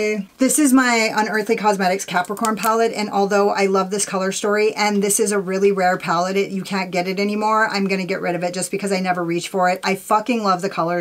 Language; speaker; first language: English; native; English